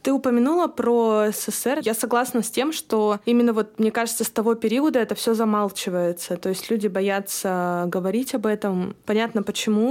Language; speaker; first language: Russian; native; Russian